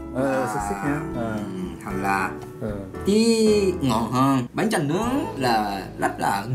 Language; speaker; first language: Vietnamese; non-native, learner; Japanese